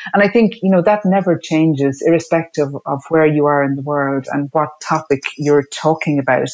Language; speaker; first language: English; native; English